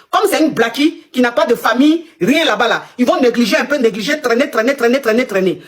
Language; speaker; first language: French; non-native, local second language; Lingala